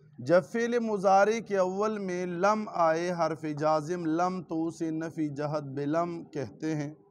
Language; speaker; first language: Urdu; non-native, local second language; Pashto